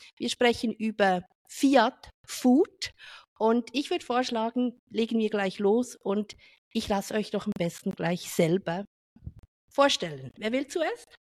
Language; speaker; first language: German; native; German